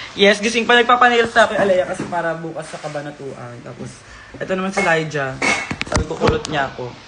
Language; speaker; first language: Filipino; native; Filipino